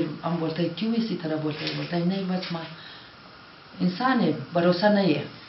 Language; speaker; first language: Hindi; non-native, local second language; Hazaragi